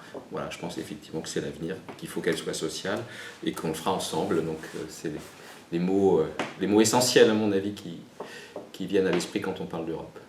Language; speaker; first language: French; native; French